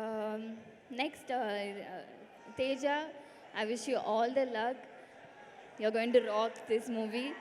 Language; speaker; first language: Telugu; non-native, learner; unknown